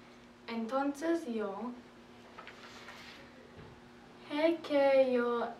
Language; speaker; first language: Spanish; non-native, learner; English